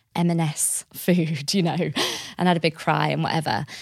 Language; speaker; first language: English; native; English